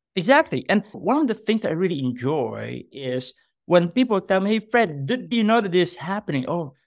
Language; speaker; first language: English; non-native, local second language; Filipino